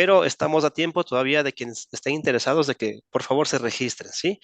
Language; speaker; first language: Spanish; native; Spanish